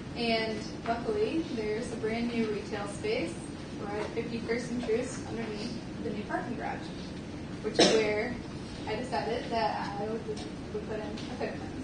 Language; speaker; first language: English; native; English